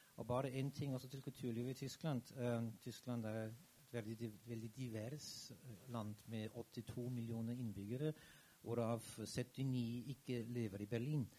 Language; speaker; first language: Norwegian; non-native, fluent; German